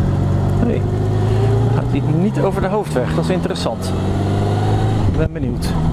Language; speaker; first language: Dutch; native; Dutch